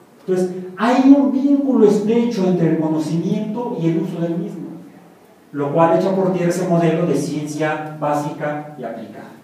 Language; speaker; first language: Spanish; native; Spanish